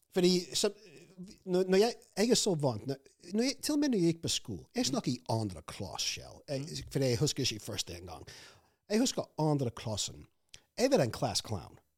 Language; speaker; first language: Norwegian; non-native, fluent; English